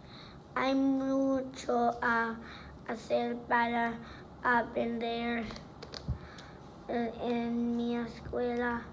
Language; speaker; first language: Spanish; non-native, learner; English